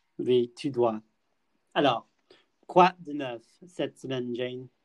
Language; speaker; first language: French; non-native, learner; English